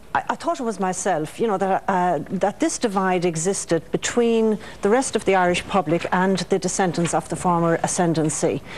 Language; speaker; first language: English; native; English